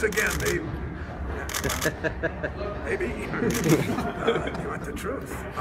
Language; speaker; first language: English; native; English